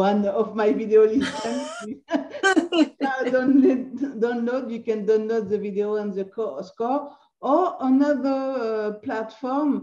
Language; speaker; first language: English; non-native, learner; French